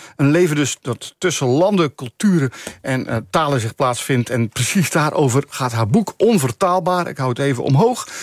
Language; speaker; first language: Dutch; native; Dutch